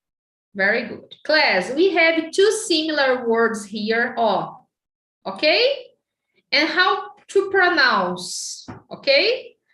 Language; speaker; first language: English; non-native, fluent; Portuguese